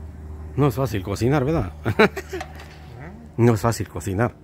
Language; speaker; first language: Spanish; native; Spanish